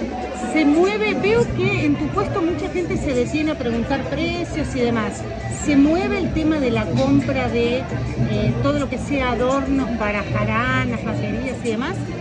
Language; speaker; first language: Spanish; native; Spanish